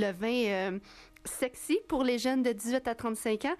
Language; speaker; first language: French; native; French